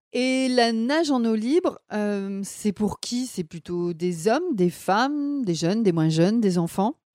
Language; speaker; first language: French; native; French